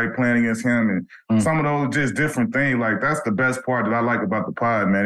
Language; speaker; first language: English; native; English